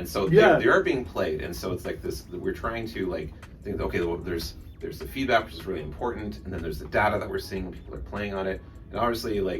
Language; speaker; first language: English; native; English